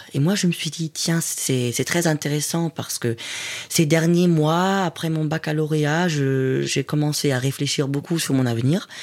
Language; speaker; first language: French; non-native, fluent; German